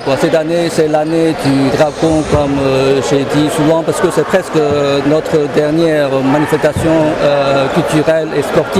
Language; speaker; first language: French; non-native, fluent; Chinese